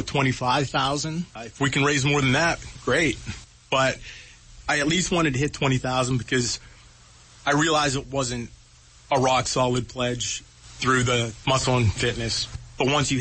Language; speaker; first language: English; native; English